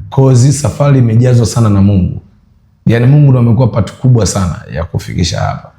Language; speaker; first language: Swahili; native; Swahili